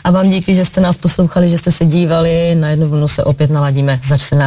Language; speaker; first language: Czech; native; Czech